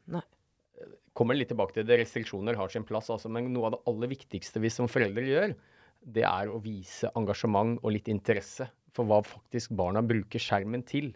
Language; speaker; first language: Norwegian; native; Norwegian